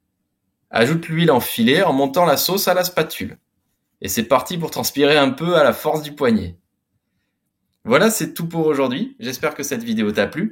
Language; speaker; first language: French; native; French